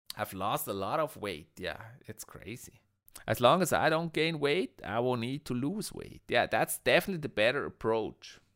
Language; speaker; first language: English; non-native, fluent; Swiss German